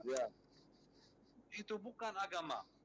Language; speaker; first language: Indonesian; non-native, fluent; Arabic